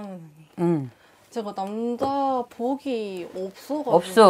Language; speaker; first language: Korean; native; Korean